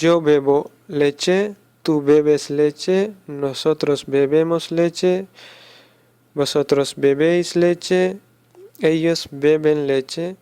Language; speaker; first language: Spanish; non-native, fluent; Urdu